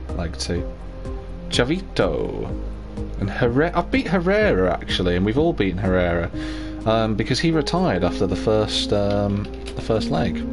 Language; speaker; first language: English; native; English